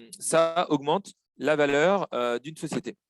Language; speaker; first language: French; native; French